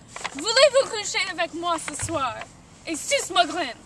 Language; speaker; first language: French; non-native, learner; English